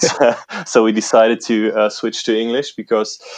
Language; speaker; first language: English; non-native, fluent; German